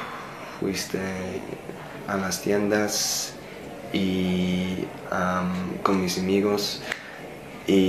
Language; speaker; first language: Spanish; non-native, learner; English